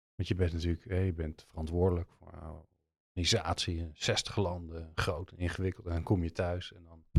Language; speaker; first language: Dutch; native; Dutch